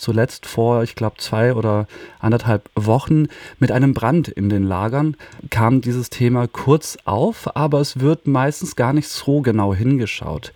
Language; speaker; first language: German; native; German